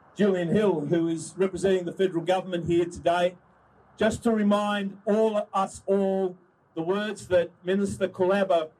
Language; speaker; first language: English; early bilingual, other home language; Ukrainian